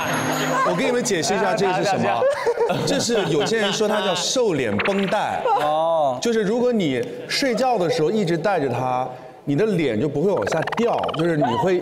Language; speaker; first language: Chinese; native; Chinese